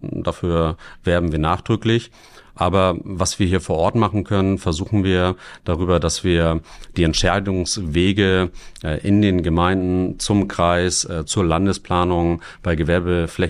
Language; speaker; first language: German; native; German